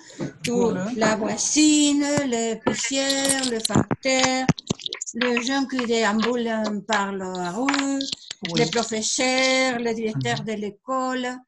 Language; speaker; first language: French; non-native, learner; Spanish